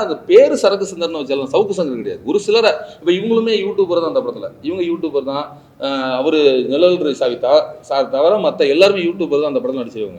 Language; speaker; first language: Tamil; native; Tamil